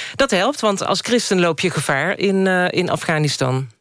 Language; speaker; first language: Dutch; native; Dutch